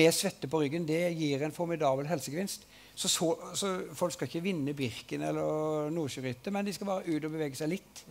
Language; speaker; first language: Norwegian; native; Norwegian